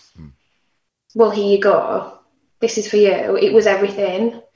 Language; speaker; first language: English; native; English